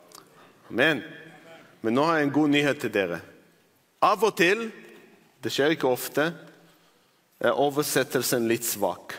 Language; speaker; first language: Norwegian; non-native, fluent; Arabic